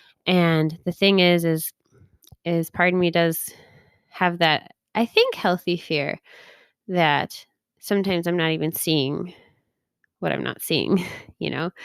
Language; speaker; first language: English; native; English